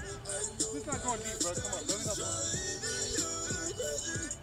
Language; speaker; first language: English; native; English